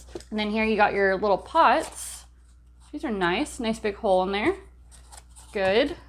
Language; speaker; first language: English; native; English